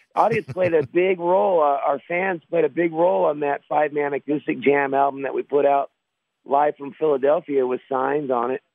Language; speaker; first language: English; native; English